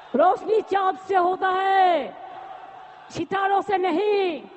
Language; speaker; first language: Hindi; non-native, local second language; Bangla